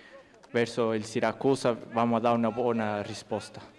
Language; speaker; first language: Italian; non-native, learner; Portuguese